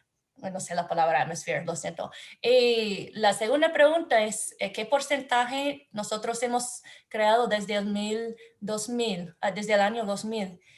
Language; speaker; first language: Spanish; non-native, learner; English